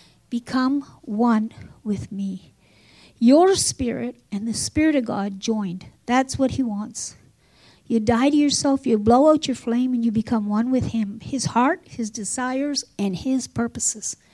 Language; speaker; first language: English; native; English